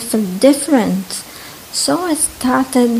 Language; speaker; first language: English; non-native, fluent; Italian